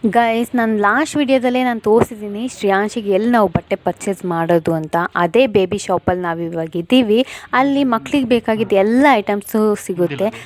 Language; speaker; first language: Kannada; non-native, local second language; Malayalam